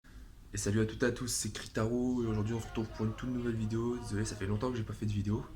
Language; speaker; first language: French; native; French